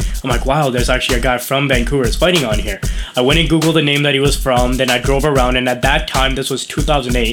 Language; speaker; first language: English; native; English